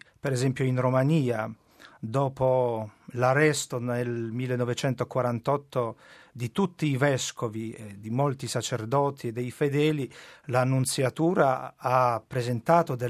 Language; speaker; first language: Italian; non-native, fluent; Polish